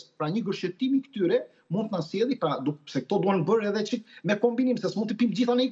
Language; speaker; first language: Albanian; native; Albanian